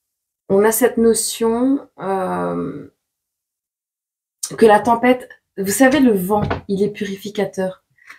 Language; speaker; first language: French; native; French